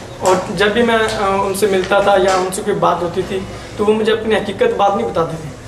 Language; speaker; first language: Urdu; non-native, local second language; Punjabi